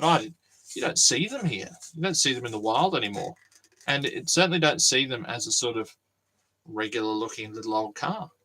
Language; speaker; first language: English; native; English